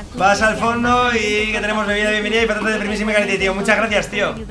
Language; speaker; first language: Spanish; native; Spanish